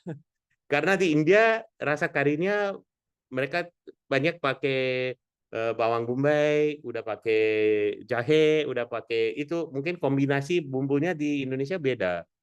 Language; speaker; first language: Indonesian; non-native, fluent; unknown